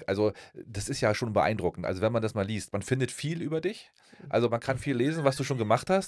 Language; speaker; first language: German; native; German